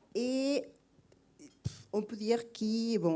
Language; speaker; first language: French; non-native, fluent; Spanish